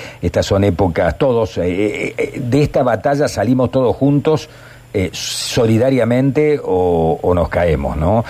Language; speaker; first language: Spanish; native; Spanish